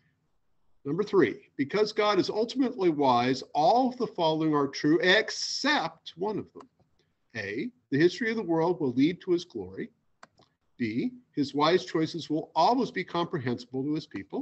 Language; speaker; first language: English; native; English